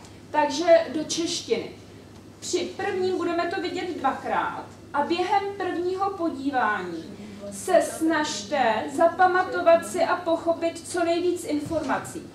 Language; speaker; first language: Czech; native; Czech